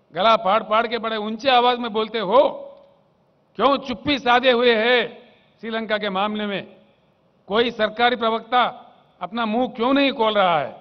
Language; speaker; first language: Hindi; non-native, local second language; Telugu